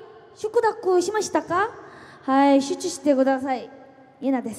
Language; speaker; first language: Japanese; non-native, learner; Korean